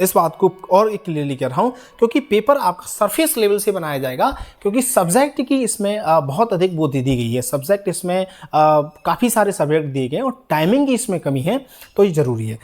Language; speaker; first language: Hindi; native; Hindi